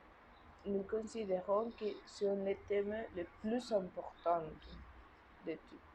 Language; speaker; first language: French; non-native, learner; Spanish